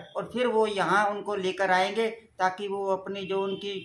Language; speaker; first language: Hindi; native; Hindi